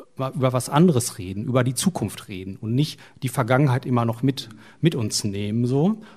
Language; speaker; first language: German; native; German